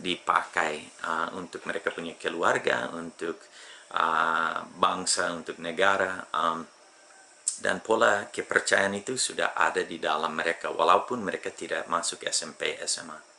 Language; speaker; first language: Indonesian; non-native, fluent; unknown